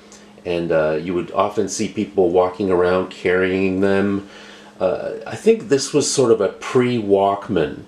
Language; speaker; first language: English; native; English